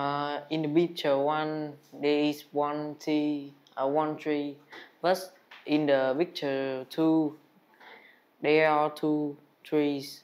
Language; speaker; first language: English; non-native, learner; Vietnamese